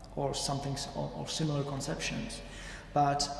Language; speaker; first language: English; non-native, fluent; Czech